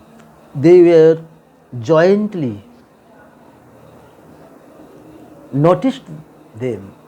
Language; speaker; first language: English; non-native, local second language; Bangla